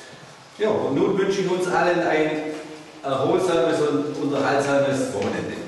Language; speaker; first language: German; native; German